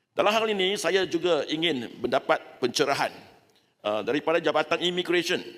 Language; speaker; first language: Malay; non-native, local second language; Chinese